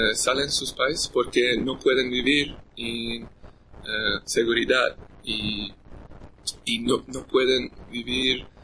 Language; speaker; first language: Spanish; non-native, learner; English